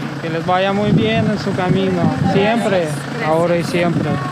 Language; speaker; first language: Spanish; non-native, fluent; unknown